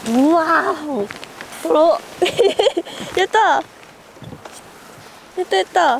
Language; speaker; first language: Japanese; native; Japanese